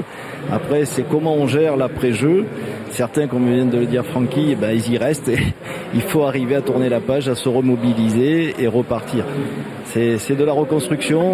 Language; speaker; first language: French; native; French